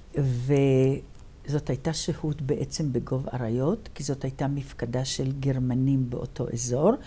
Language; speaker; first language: Hebrew; early bilingual, other home language; Polish